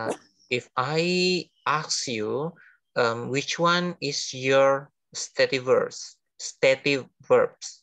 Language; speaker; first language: English; non-native, fluent; Indonesian